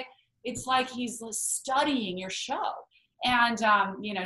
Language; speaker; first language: English; native; English